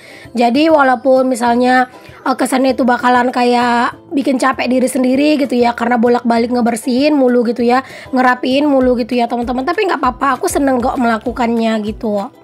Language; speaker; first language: Indonesian; native; Indonesian